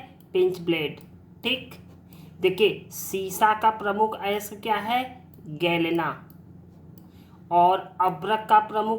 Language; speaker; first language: Hindi; native; Hindi